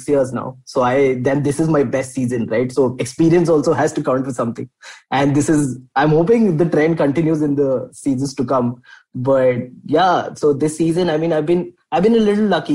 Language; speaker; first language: English; non-native, local second language; Hindi